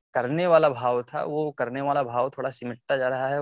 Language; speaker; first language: Hindi; native; Hindi